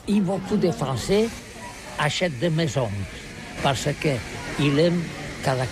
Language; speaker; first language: French; non-native, learner; Catalan